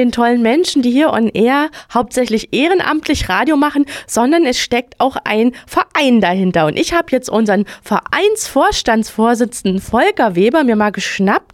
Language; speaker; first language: German; native; German